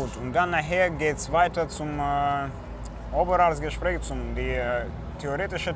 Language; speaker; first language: German; non-native, fluent; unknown